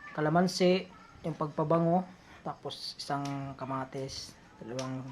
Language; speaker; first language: Filipino; non-native, local second language; Waray